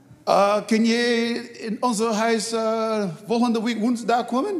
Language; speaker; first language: Dutch; non-native, learner; English